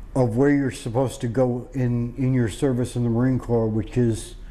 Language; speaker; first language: English; native; English